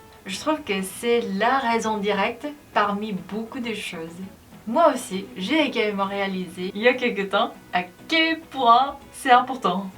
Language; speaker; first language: French; non-native, learner; Korean